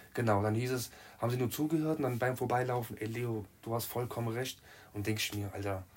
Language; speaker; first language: German; native; German